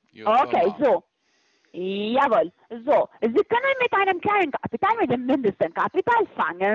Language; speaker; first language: German; non-native, fluent; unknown